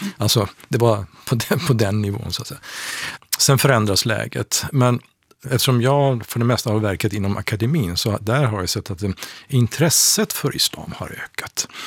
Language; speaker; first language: Swedish; non-native, fluent; Persian